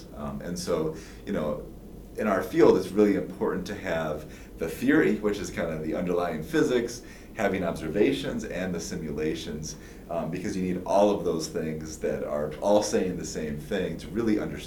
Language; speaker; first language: English; native; English